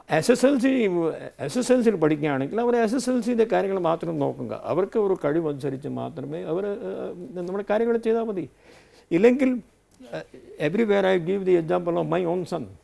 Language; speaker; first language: Malayalam; non-native, fluent; Hindi